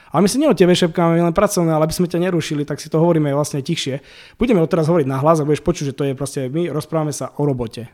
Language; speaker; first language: Slovak; native; Slovak